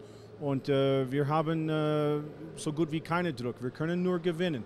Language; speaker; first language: German; non-native, fluent; English